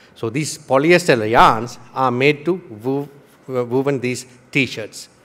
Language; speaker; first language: English; non-native, local second language; Sinhala